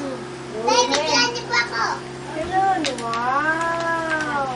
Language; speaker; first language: Filipino; native; Filipino